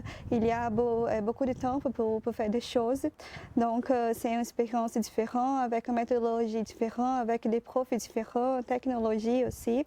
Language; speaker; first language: French; non-native, learner; Portuguese